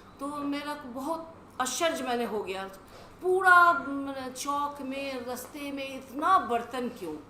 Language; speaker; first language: Hindi; non-native, local second language; Bangla